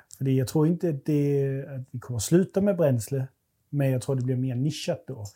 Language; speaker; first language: Swedish; non-native, fluent; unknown